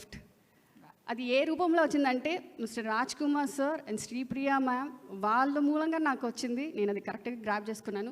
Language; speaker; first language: Telugu; non-native, learner; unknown